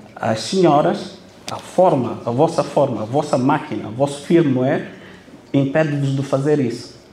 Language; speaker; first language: Portuguese; non-native, local second language; Kabuverdianu